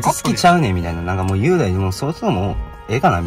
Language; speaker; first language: Japanese; native; Japanese